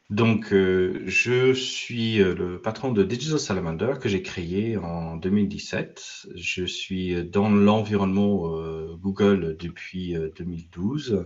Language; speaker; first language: French; non-native, fluent; English